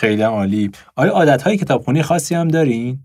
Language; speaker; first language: Persian; native; Persian